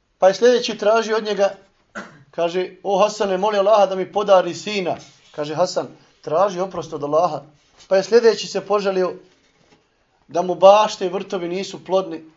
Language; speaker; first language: Bosnian; native; Bosnian